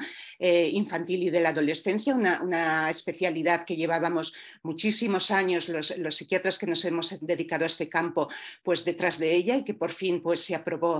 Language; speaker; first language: Spanish; native; Spanish